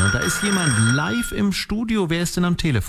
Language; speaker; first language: German; native; German